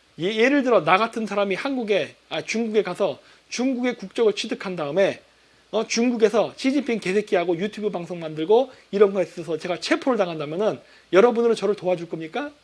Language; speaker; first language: Korean; native; Korean